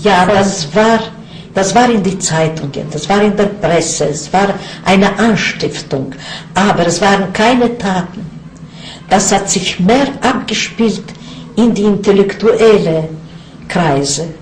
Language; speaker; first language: German; non-native, fluent; Yiddish